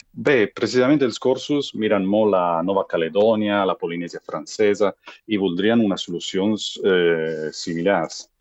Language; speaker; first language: Catalan; non-native, local second language; Italian